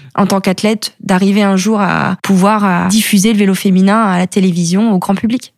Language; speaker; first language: French; native; French